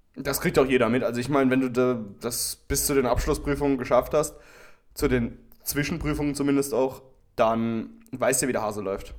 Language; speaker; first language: German; native; German